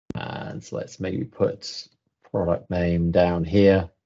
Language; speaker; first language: English; native; English